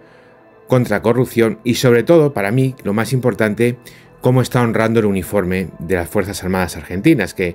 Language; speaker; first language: Spanish; native; Spanish